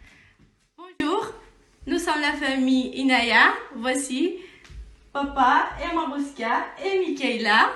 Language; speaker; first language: French; non-native, learner; Arabic